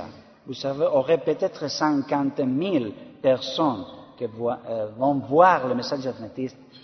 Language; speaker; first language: French; non-native, learner; Spanish